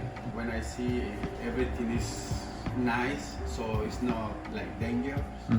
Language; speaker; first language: English; non-native, learner; Spanish